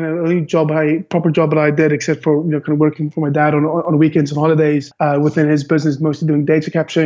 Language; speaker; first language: English; native; English